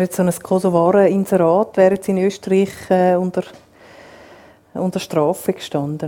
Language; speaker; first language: German; native; German